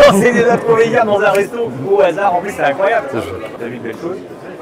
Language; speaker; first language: French; native; French